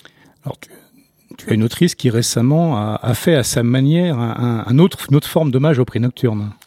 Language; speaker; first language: French; native; French